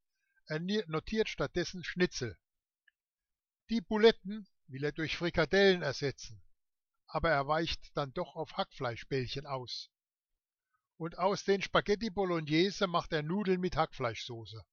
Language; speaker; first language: German; native; German